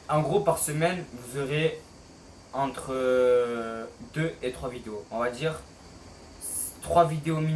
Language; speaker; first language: French; native; French